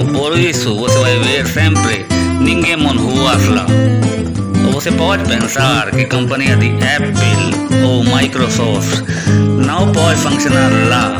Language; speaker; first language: Portuguese; non-native, learner; Hindi